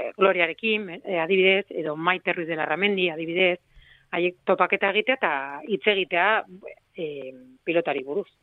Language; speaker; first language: Basque; non-native, local second language; Spanish